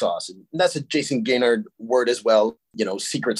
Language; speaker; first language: English; native; English